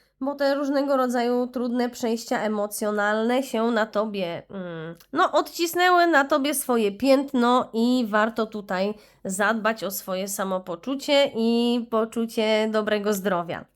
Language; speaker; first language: Polish; native; Polish